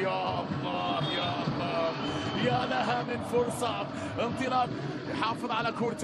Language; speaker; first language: Arabic; native; Arabic